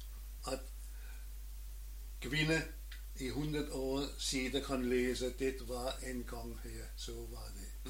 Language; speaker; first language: Norwegian; non-native, learner; German